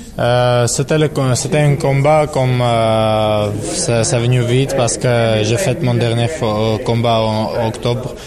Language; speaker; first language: French; non-native, learner; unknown